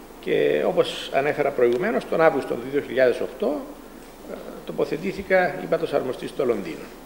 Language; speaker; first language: Greek; native; Greek